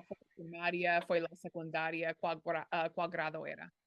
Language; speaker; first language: Spanish; non-native, fluent; English